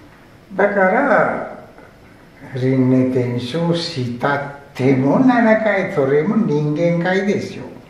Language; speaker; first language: Japanese; non-native, fluent; Sinhala